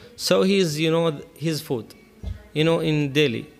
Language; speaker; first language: English; non-native, learner; Arabic